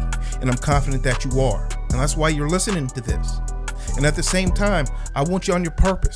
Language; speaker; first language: English; native; English